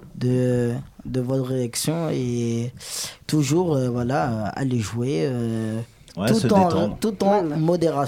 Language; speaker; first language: French; native; French